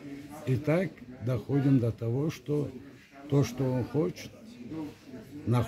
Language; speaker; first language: Russian; non-native, local second language; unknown